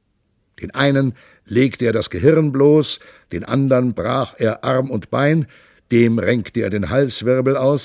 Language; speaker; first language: German; native; German